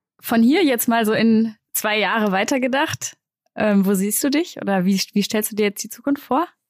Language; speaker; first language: German; native; German